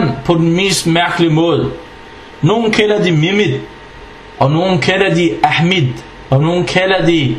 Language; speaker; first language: Danish; non-native, fluent; Arabic